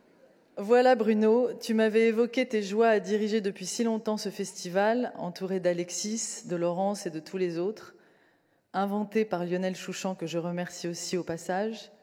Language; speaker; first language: French; native; French